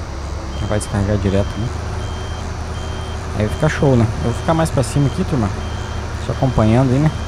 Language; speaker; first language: Portuguese; native; Portuguese